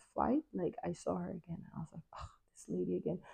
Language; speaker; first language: English; non-native, local second language; Yoruba